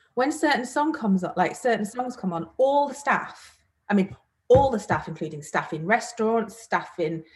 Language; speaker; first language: English; native; English